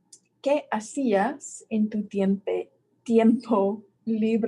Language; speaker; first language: Spanish; non-native, fluent; English